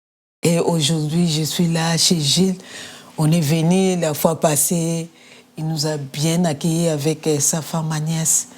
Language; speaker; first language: French; non-native, local second language; Lingala